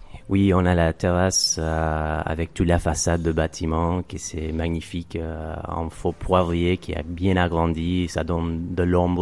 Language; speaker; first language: French; non-native, fluent; Spanish